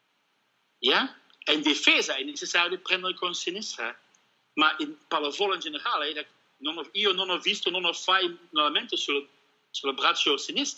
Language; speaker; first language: Italian; non-native, learner; Dutch